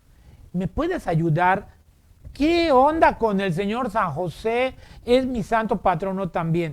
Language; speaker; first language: Spanish; native; Spanish